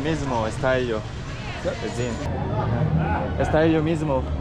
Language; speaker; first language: Spanish; non-native, learner; Korean